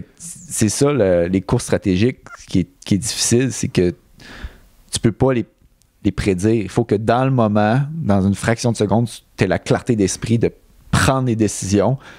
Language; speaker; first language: French; native; French